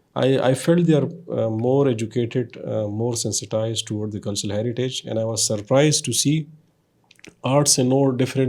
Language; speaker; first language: English; non-native, local second language; Pashto